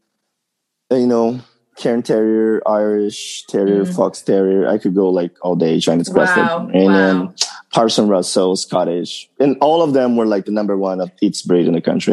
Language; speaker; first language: English; non-native, fluent; Portuguese